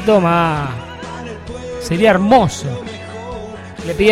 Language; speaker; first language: Spanish; native; Spanish